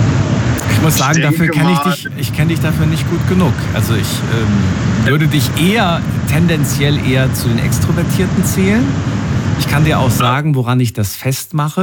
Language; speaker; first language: German; native; German